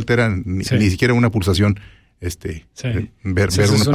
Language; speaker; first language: Spanish; native; Spanish